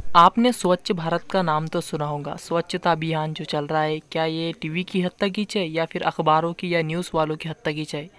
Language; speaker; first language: Hindi; non-native, local second language; Urdu